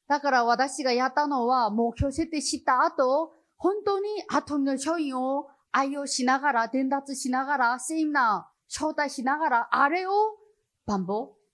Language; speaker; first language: Japanese; non-native, fluent; Chinese